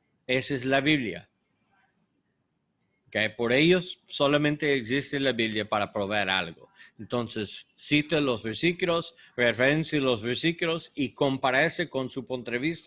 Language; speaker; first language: Spanish; non-native, learner; English